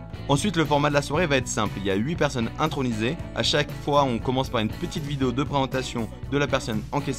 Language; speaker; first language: French; native; French